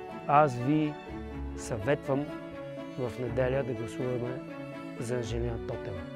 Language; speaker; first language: Bulgarian; native; Bulgarian